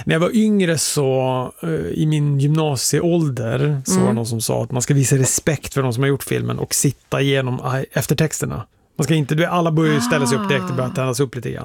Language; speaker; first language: Swedish; native; Swedish